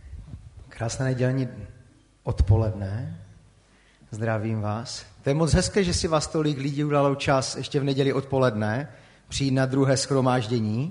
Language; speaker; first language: Czech; native; Czech